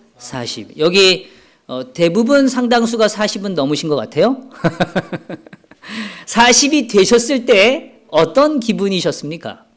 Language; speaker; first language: Korean; native; Korean